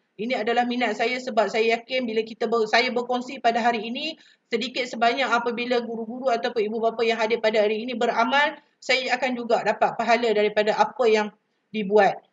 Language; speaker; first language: Malay; native; Malay